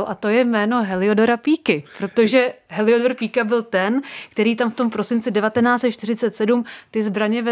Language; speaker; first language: Czech; native; Czech